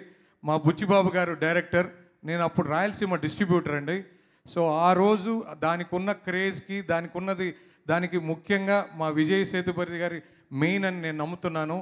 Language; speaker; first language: Telugu; native; Telugu